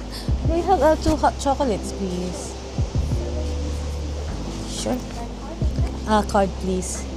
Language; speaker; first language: English; non-native, local second language; Filipino